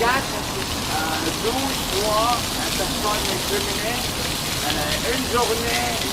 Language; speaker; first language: French; non-native, learner; Arabic